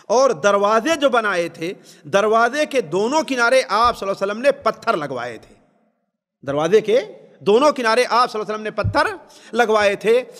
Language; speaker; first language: Urdu; native; Urdu